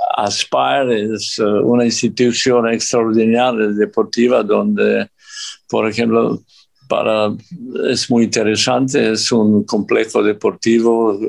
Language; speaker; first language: Spanish; non-native, fluent; Serbian